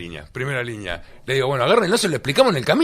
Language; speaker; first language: Spanish; native; Spanish